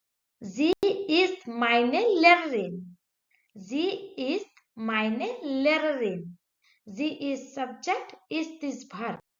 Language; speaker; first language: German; non-native, learner; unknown